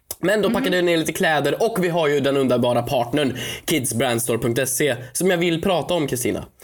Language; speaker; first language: Swedish; native; Swedish